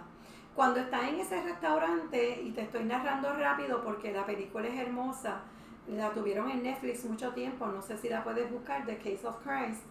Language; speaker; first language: Spanish; native; Spanish